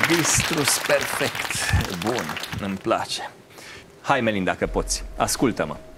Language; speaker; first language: Romanian; native; Romanian